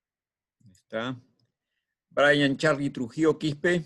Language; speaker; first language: Spanish; native; Spanish